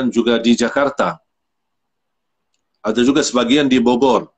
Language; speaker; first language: Indonesian; non-native, fluent; Arabic